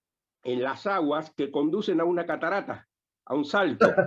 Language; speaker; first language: Spanish; native; Spanish